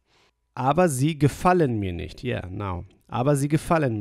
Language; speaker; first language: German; non-native, fluent; English